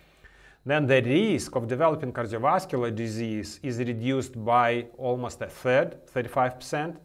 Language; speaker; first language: English; non-native, fluent; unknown